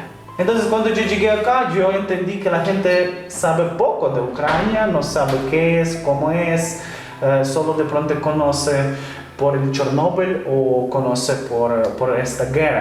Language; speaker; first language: Spanish; non-native, fluent; Ukrainian